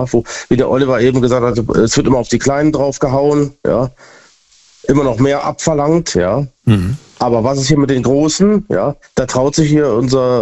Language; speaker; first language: German; native; German